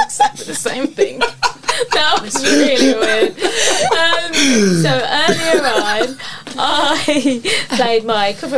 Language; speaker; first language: English; native; English